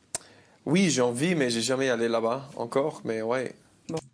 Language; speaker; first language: French; non-native, learner; English